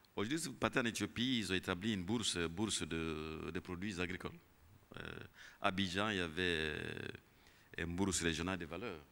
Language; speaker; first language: French; non-native, local second language; Kinyarwanda